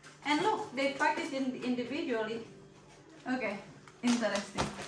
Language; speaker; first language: English; non-native, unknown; Indonesian